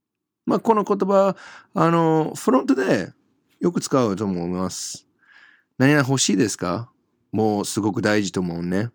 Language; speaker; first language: Japanese; non-native, fluent; English